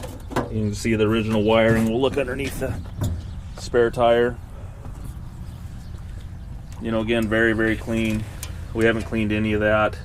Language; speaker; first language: English; native; English